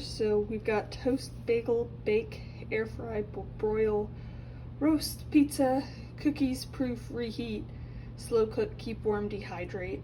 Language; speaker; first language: English; native; English